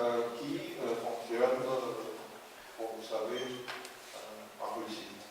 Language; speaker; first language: French; non-native, fluent; Russian